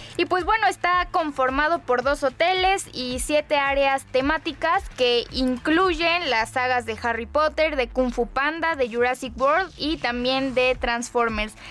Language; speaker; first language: Spanish; native; Spanish